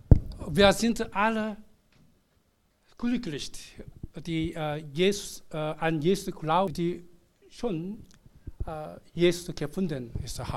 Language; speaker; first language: German; non-native, fluent; Korean